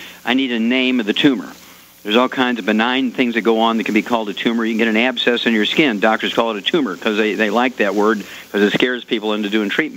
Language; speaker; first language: English; native; English